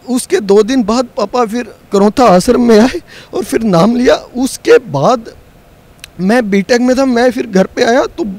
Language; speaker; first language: Hindi; native; Hindi